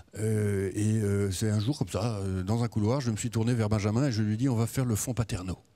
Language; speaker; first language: French; native; French